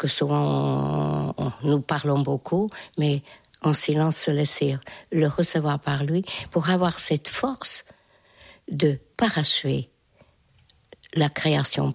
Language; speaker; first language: French; non-native, fluent; Hungarian